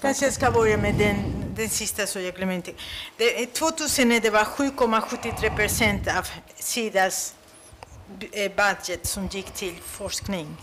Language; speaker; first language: Swedish; non-native, fluent; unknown